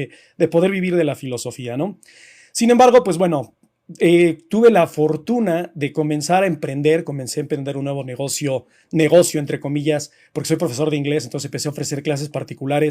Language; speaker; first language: Spanish; native; Spanish